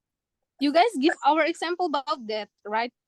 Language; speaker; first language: English; non-native, learner; Indonesian